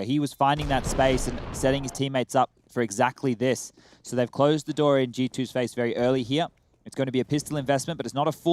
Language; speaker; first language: English; native; English